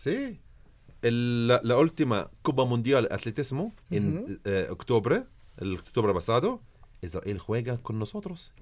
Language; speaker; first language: Spanish; non-native, learner; Arabic